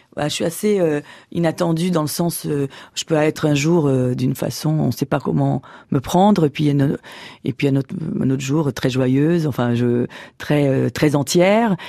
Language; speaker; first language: French; early bilingual, other home language; Portuguese